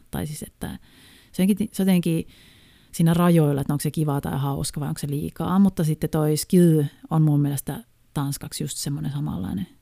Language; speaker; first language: Finnish; native; Finnish